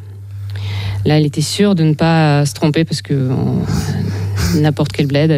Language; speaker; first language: French; non-native, fluent; Ukrainian